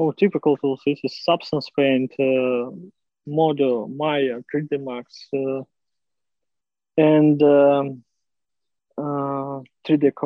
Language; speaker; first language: English; non-native, learner; Russian